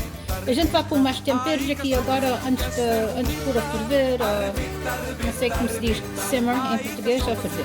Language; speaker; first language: Portuguese; early bilingual, heritage; Portuguese